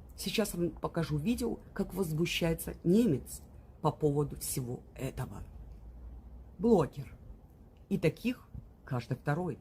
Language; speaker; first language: Russian; native; Russian